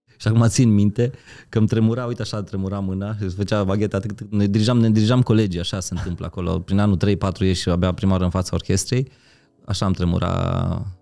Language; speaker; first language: Romanian; native; Romanian